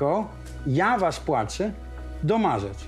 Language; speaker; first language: Polish; non-native, learner; Dutch